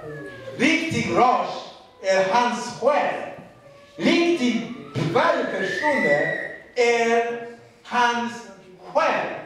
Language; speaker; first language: Swedish; non-native, fluent; Rundi